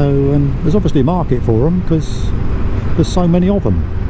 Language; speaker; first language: English; native; English